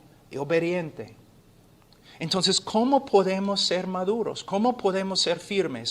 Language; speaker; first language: Spanish; non-native, fluent; English